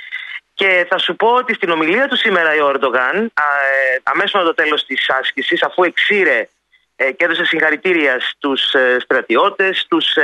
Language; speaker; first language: Greek; native; Greek